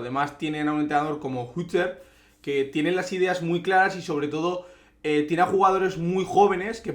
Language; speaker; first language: Spanish; native; Spanish